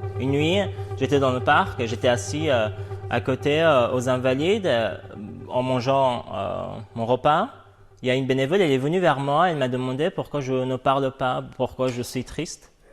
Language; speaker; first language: French; non-native, fluent; Persian